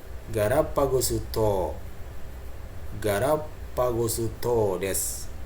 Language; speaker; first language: Japanese; non-native, fluent; Indonesian